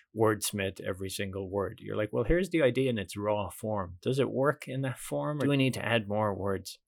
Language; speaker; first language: English; native; English